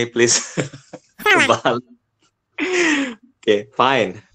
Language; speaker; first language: English; non-native, learner; Indonesian